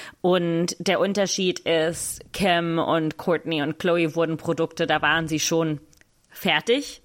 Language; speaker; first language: German; native; German